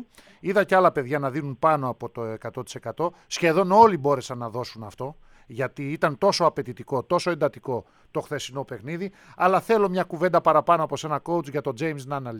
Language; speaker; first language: Greek; native; Greek